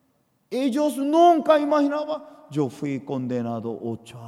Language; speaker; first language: Spanish; non-native, fluent; Korean